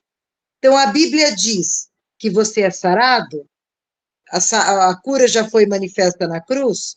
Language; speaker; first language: Portuguese; native; Portuguese